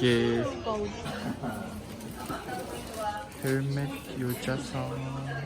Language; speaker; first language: Korean; non-native, learner; Japanese